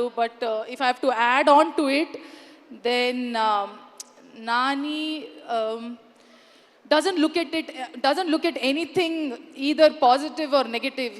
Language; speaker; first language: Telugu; non-native, learner; Kannada